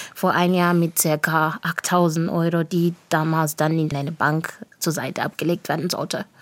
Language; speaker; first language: German; non-native, fluent; Shona